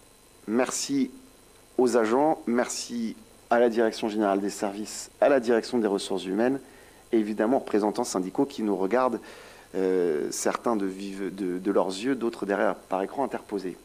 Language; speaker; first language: French; native; French